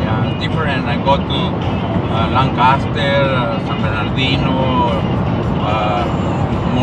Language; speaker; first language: English; non-native, learner; Spanish